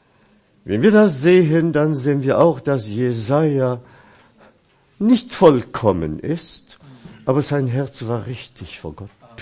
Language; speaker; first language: German; non-native, fluent; Chinese